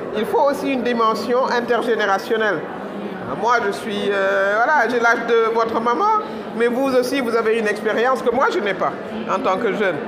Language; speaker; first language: French; non-native, local second language; Wolof